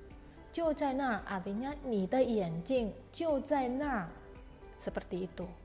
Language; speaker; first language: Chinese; non-native, fluent; Indonesian